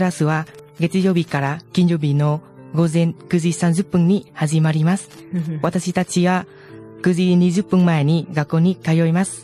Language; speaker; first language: Japanese; non-native, learner; Vietnamese